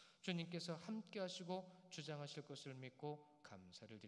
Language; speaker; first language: Korean; native; Korean